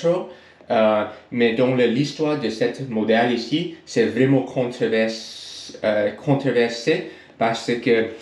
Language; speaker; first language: French; non-native, learner; English